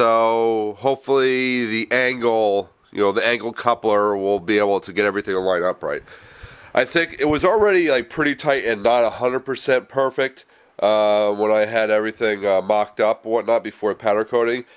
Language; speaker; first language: English; native; English